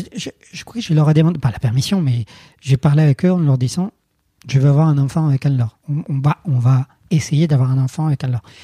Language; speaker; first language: French; non-native, fluent; Spanish